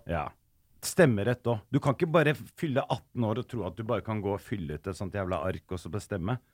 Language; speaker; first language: Norwegian; early bilingual, other home language; Arabic